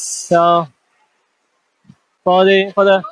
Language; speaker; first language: English; non-native, fluent; Chinese